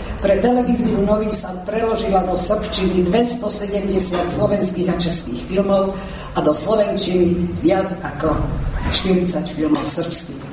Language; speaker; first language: Slovak; early bilingual, heritage; Slovak